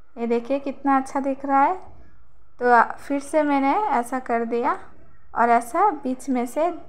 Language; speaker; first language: Hindi; non-native, local second language; Bangla